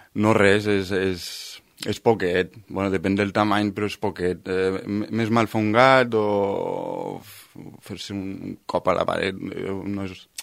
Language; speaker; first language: Catalan; native; Catalan